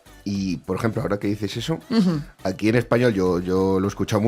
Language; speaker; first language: Spanish; native; Spanish